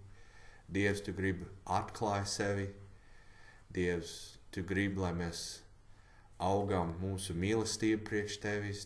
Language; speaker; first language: Latvian; non-native, learner; English